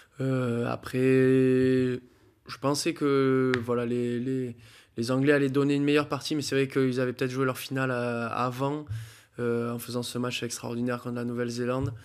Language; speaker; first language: French; native; French